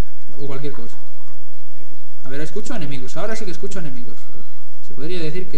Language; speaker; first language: Spanish; native; Spanish